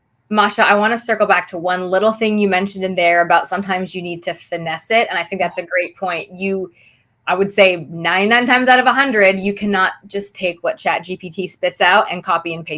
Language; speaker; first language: English; native; English